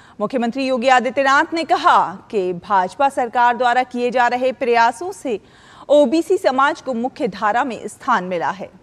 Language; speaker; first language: Hindi; native; Hindi